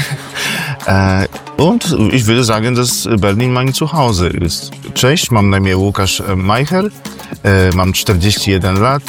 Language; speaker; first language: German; non-native, fluent; Polish